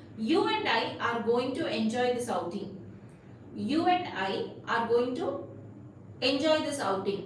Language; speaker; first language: English; non-native, local second language; Tamil